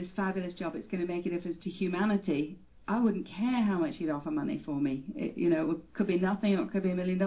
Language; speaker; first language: English; native; English